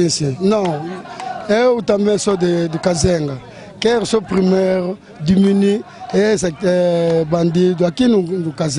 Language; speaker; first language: Portuguese; non-native, learner; Lingala